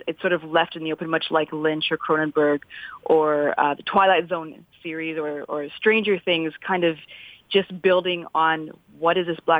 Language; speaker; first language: English; non-native, local second language; French